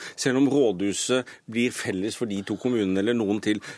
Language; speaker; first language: Norwegian; native; Norwegian